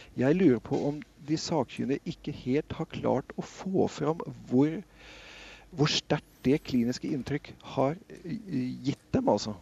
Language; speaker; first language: Norwegian; native; Norwegian